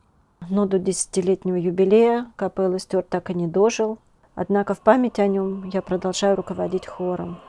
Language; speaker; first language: Russian; native; Russian